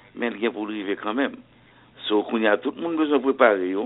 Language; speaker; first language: French; non-native, local second language; Haitian Creole